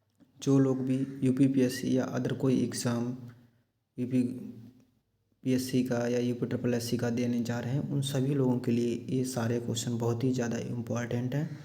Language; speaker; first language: Hindi; native; Hindi